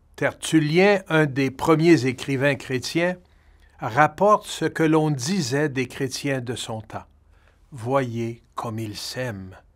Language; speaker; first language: French; native; French